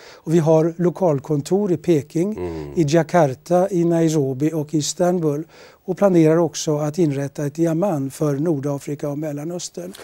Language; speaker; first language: Swedish; native; Swedish